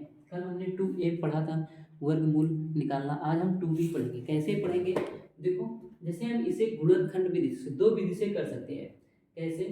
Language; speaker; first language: Hindi; native; Hindi